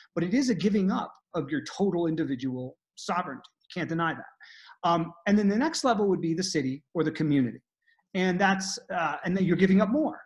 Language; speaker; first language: English; native; English